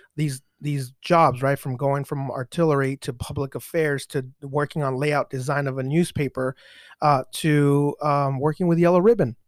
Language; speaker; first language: English; early bilingual, other home language; Spanish